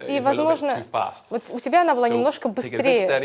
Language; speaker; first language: Russian; native; Russian